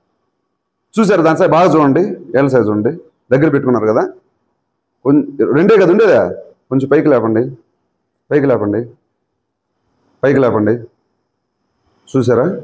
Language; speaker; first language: Telugu; native; Telugu